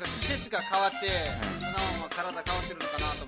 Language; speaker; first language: Japanese; non-native, fluent; Nepali